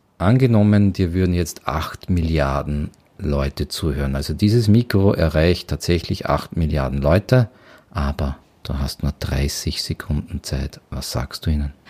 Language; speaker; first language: German; native; German